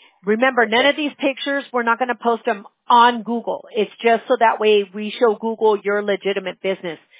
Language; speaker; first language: English; early bilingual, other home language; Spanish